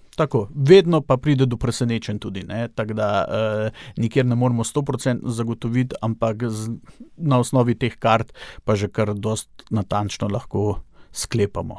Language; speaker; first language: Slovenian; native; Slovenian